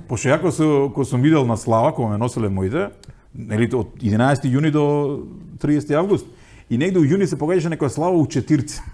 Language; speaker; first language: Macedonian; native; Macedonian